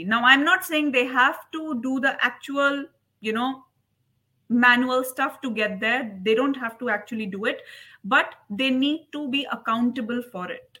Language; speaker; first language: English; non-native, local second language; Hindi